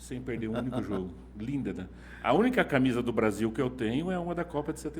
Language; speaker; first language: Portuguese; native; Portuguese